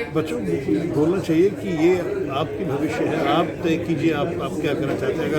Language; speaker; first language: Hindi; non-native, local second language; Malayalam